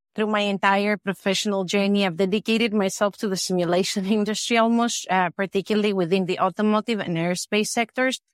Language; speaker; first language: English; non-native, fluent; Greek